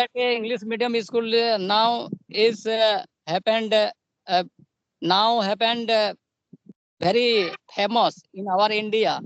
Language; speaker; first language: English; non-native, learner; Santali